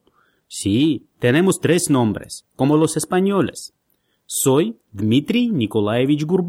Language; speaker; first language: Spanish; non-native, fluent; Russian